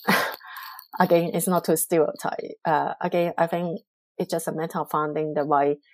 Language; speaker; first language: English; non-native, local second language; Cantonese